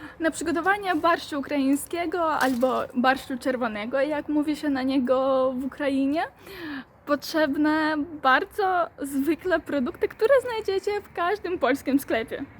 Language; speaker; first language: Polish; non-native, fluent; Ukrainian